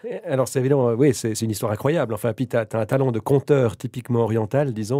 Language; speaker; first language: French; native; French